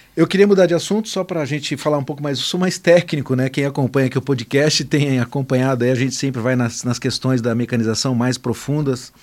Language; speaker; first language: Portuguese; native; Portuguese